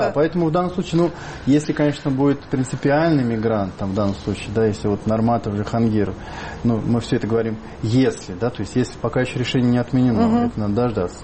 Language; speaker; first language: Russian; native; Russian